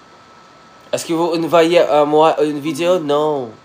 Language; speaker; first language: French; non-native, learner; Russian